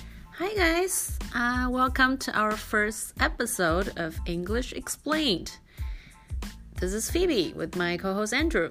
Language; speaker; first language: English; non-native, fluent; Chinese